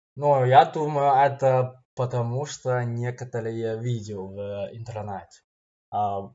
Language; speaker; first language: Russian; non-native, fluent; Chinese